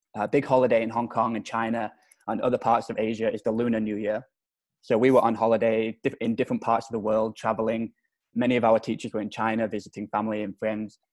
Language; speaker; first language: English; native; English